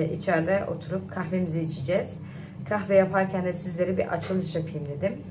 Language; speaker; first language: Turkish; early bilingual, heritage; Turkish